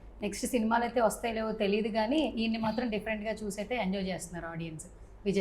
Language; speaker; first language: Telugu; native; Telugu